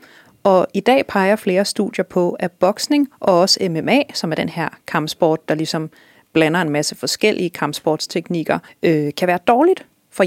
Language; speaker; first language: Danish; native; Danish